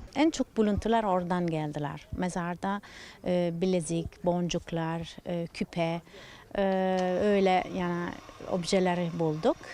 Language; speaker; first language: Turkish; non-native, learner; Italian